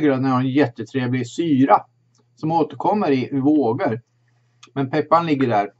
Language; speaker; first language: Swedish; native; Swedish